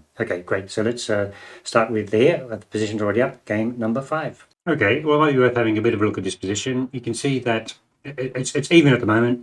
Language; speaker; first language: English; native; English